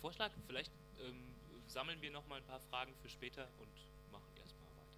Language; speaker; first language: German; native; German